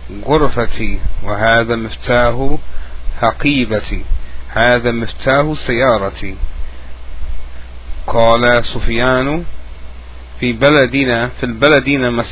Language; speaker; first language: Arabic; non-native, fluent; English